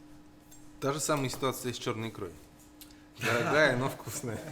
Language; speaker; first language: Russian; native; Russian